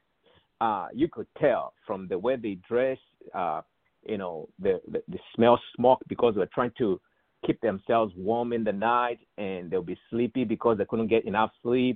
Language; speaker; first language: English; non-native, local second language; Bemba